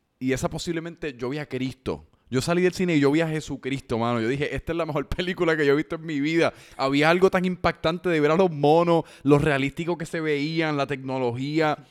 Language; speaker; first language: Spanish; native; Spanish